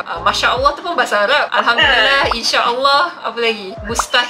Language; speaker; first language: Malay; native; Malay